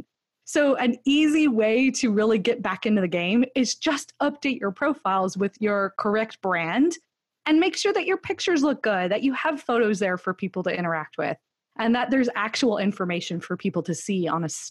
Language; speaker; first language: English; native; English